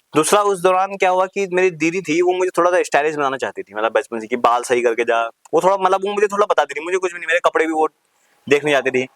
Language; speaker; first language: Hindi; native; Hindi